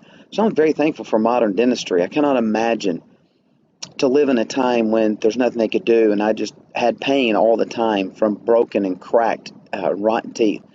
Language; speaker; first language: English; native; English